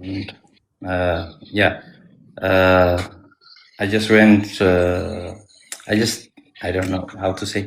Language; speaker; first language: English; non-native, learner; Amharic